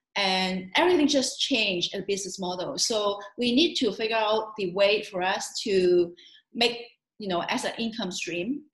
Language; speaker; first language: English; non-native, local second language; Cantonese